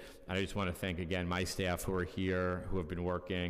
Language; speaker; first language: English; native; English